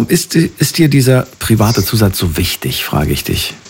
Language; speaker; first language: German; native; German